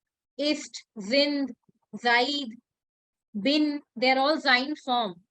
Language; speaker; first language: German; non-native, learner; Hindi